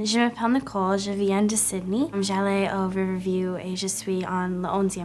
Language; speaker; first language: French; non-native, learner; English